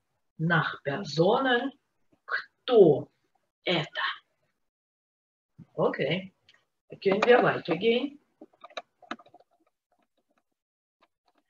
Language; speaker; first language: German; non-native, fluent; Russian